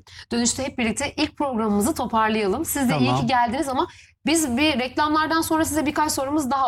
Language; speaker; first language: Turkish; native; Turkish